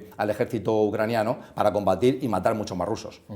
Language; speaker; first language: Spanish; native; Spanish